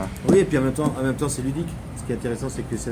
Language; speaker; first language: French; native; French